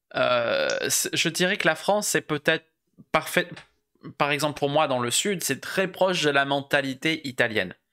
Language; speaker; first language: French; native; French